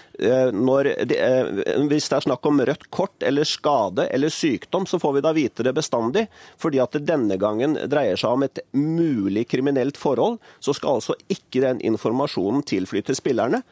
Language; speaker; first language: Norwegian; native; Norwegian